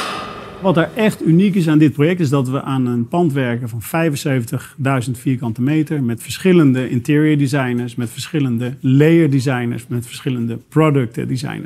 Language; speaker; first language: Dutch; native; Dutch